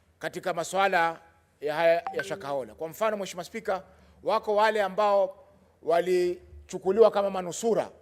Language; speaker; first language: Swahili; native; Swahili